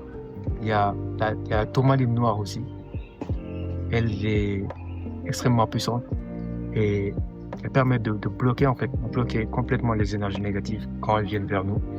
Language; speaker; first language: French; non-native, local second language; Wolof